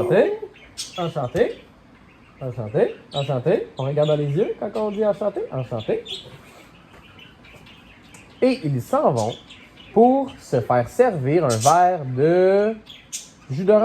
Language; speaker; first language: French; native; French